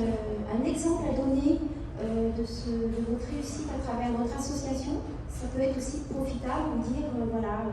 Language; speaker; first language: French; native; French